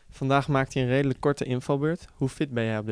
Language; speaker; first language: Dutch; native; Dutch